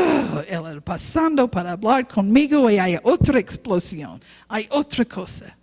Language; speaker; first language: Spanish; non-native, learner; English